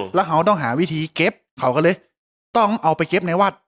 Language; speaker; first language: Thai; native; Thai